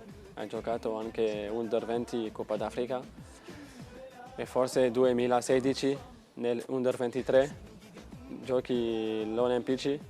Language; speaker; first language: Italian; non-native, learner; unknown